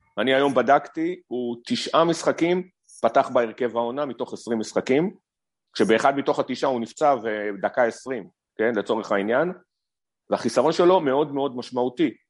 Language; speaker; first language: Hebrew; native; Hebrew